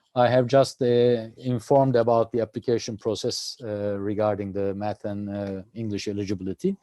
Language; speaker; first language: English; non-native, fluent; Turkish